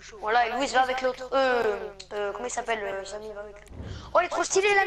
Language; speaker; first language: French; native; French